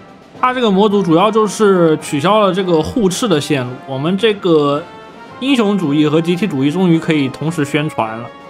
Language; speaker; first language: Chinese; native; Chinese